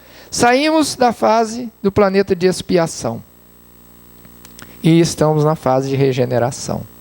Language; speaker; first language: Portuguese; native; Portuguese